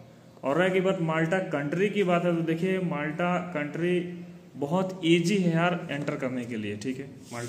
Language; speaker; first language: Hindi; native; Hindi